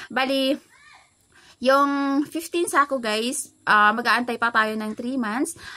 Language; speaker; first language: Filipino; non-native, local second language; Cebuano